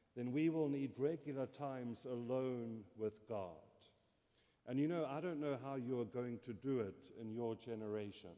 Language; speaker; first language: English; native; English